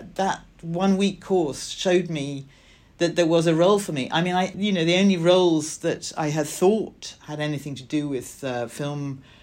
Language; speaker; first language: English; native; English